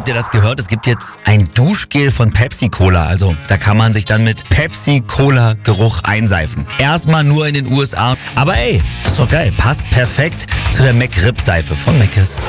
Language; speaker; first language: German; native; German